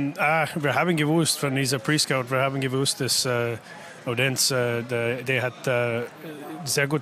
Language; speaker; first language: German; non-native, fluent; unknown